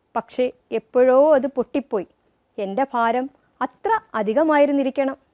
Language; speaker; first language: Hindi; non-native, local second language; Malayalam